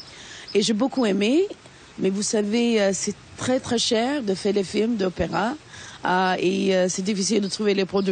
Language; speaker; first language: French; non-native, fluent; English